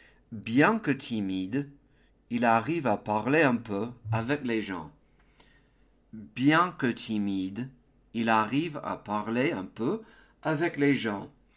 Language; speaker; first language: French; non-native, fluent; English